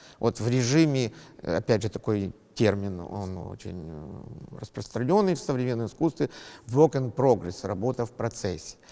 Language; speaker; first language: Russian; native; Russian